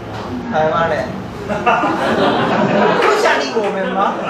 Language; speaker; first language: Chinese; non-native, fluent; Japanese